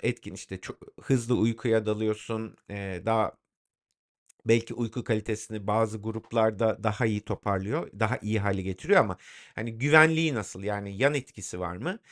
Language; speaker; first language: Turkish; native; Turkish